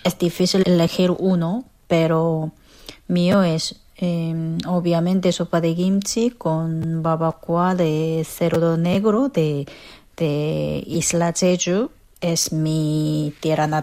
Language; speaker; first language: Spanish; non-native, fluent; Korean